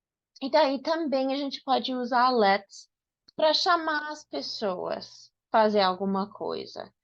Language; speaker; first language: Portuguese; non-native, fluent; English